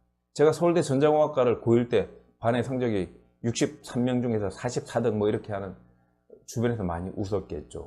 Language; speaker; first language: Korean; native; Korean